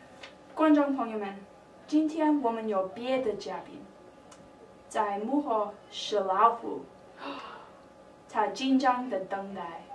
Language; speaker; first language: Chinese; non-native, learner; English